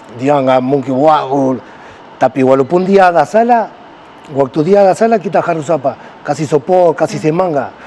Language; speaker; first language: Indonesian; non-native, fluent; Spanish